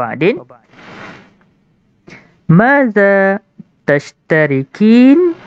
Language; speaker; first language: Arabic; non-native, fluent; Malay